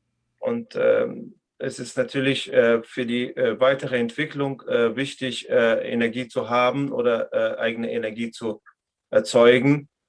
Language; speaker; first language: German; non-native, fluent; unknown